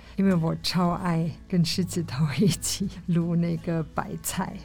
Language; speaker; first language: Chinese; non-native, fluent; German